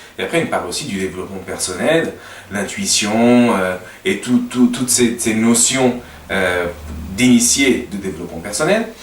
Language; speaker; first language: French; non-native, fluent; Portuguese